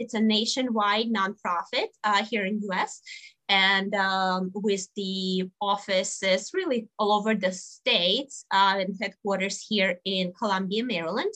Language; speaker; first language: English; non-native, fluent; Russian